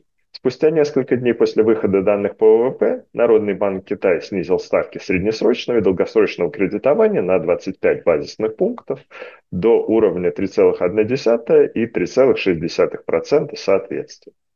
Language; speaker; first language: Russian; native; Russian